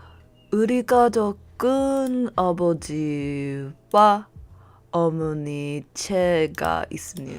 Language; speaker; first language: Korean; non-native, learner; English